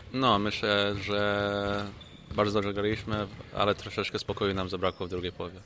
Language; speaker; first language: Polish; early bilingual, heritage; English